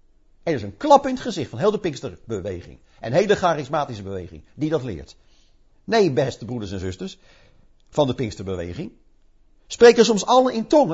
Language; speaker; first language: Dutch; native; Dutch